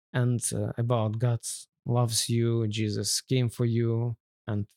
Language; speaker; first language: English; non-native, learner; Ukrainian